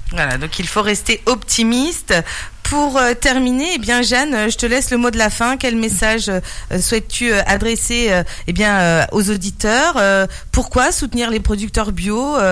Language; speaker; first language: French; native; French